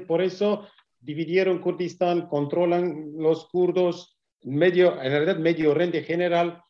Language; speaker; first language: Spanish; non-native, learner; Kurdish